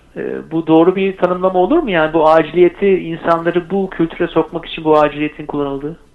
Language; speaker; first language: Turkish; native; Turkish